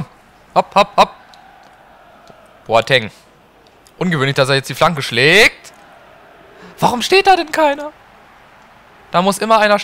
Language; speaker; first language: German; native; German